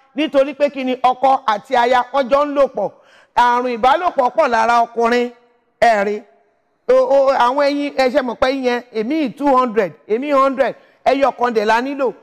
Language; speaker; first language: Yoruba; native; Yoruba